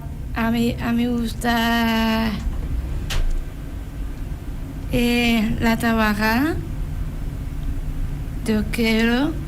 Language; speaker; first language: Spanish; non-native, learner; Papiamento